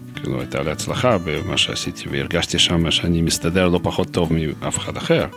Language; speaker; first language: Hebrew; non-native, fluent; Russian